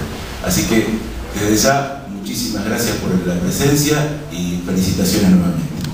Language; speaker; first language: Spanish; native; Spanish